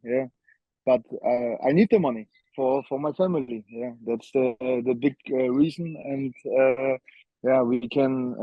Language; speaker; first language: English; non-native, learner; German